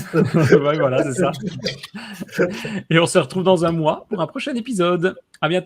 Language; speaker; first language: French; native; French